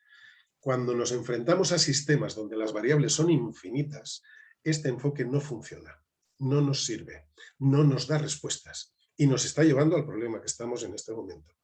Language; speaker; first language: Spanish; native; Spanish